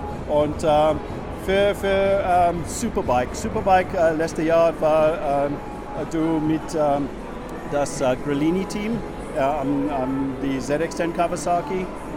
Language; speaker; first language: German; non-native, learner; English